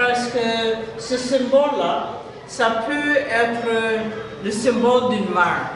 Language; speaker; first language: French; non-native, fluent; English